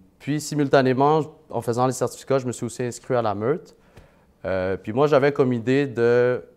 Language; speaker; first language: French; early bilingual, other home language; Vietnamese